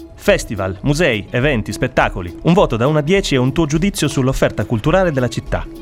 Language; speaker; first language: Italian; native; Italian